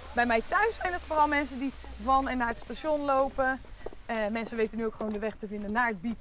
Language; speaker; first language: Dutch; native; Dutch